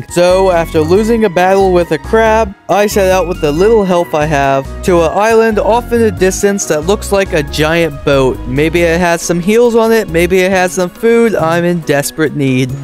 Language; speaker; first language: English; native; English